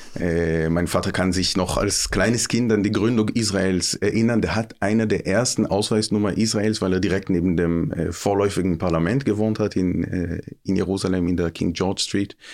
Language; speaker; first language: German; non-native, fluent; Hebrew